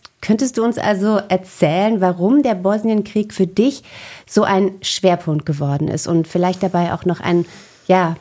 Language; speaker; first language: German; native; German